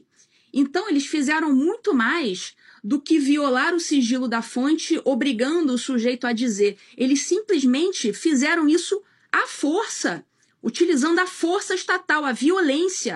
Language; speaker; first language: Portuguese; native; Portuguese